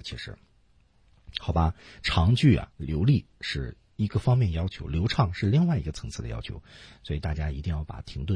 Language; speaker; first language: Chinese; native; Chinese